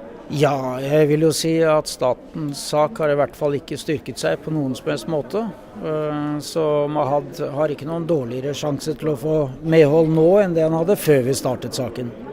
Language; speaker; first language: Norwegian; native; Norwegian